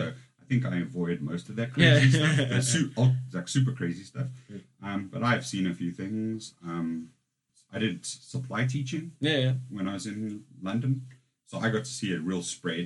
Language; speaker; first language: English; native; English